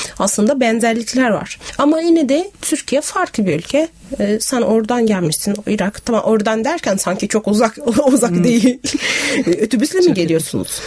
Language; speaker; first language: Turkish; non-native, fluent; Arabic